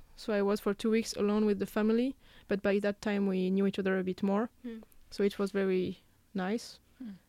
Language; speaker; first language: English; non-native, fluent; French